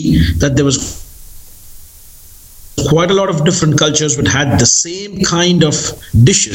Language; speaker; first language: English; non-native, local second language; Tamil